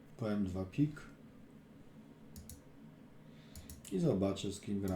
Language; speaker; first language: Polish; native; Polish